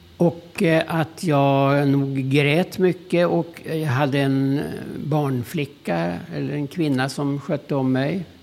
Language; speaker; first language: Swedish; early bilingual, other home language; German